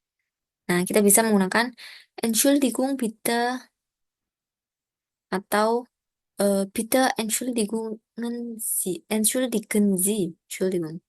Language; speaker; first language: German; non-native, fluent; Indonesian